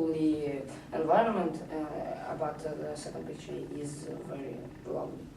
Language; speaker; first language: English; non-native, learner; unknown